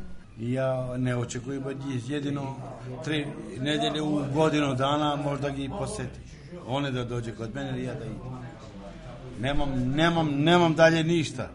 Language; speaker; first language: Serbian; non-native, local second language; Albanian